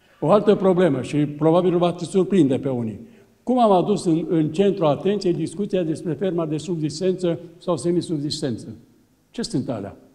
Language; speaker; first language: Romanian; native; Romanian